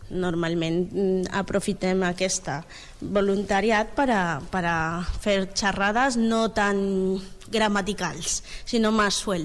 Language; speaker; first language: Catalan; non-native, learner; Spanish